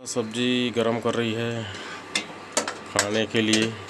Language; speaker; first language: Hindi; native; Hindi